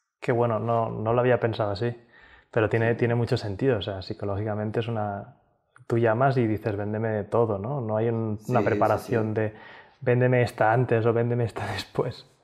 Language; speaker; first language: Spanish; native; Spanish